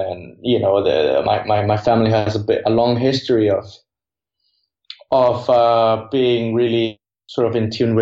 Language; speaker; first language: English; non-native, fluent; Spanish